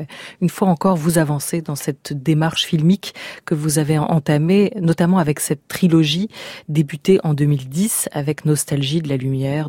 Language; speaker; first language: French; native; French